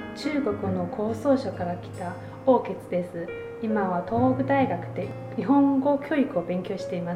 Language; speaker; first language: Japanese; non-native, fluent; Chinese